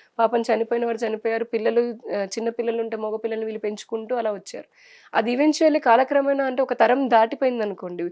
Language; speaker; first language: Telugu; native; Telugu